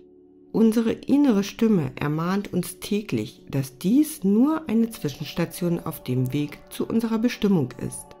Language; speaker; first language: German; native; German